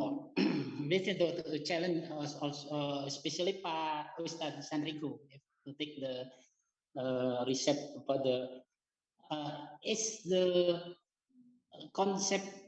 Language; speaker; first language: English; non-native, learner; Indonesian